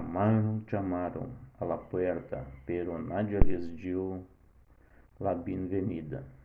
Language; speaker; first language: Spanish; non-native, learner; Portuguese